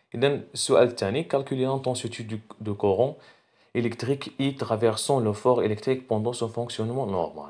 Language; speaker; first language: French; non-native, local second language; Arabic